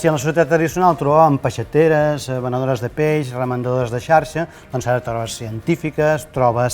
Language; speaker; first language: Catalan; native; Catalan